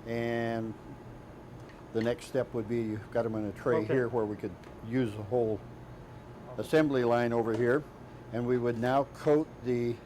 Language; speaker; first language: English; native; English